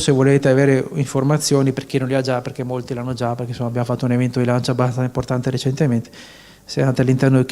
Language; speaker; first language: Italian; native; Italian